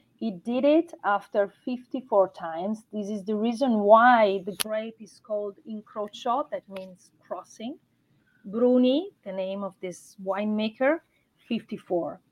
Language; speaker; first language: English; non-native, fluent; Italian